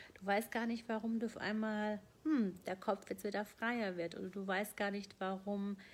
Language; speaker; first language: German; native; German